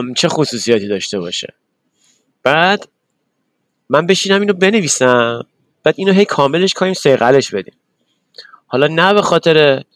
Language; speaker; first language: Persian; early bilingual, other home language; English